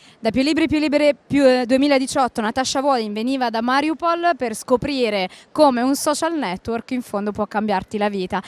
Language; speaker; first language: Italian; native; Italian